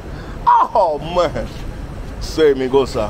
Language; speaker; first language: Spanish; non-native, learner; English